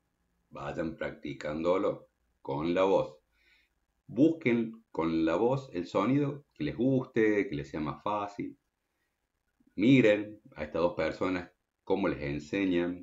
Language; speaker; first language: Spanish; native; Spanish